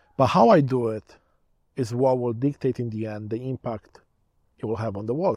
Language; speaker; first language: English; early bilingual, other home language; Romanian